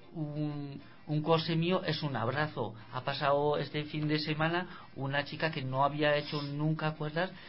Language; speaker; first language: Spanish; non-native, fluent; French